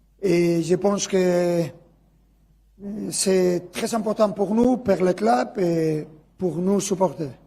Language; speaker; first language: French; non-native, learner; Spanish